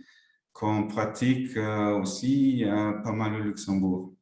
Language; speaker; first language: French; non-native, local second language; Luxembourgish